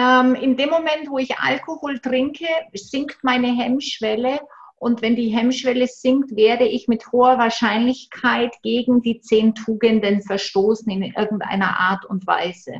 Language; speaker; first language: German; native; German